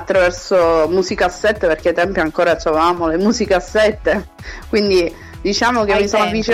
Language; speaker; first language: Italian; early bilingual, other home language; Portuguese